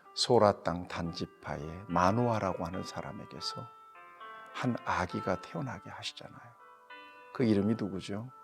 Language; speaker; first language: Korean; native; Korean